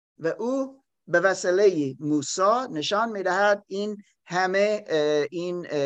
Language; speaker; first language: Persian; non-native, learner; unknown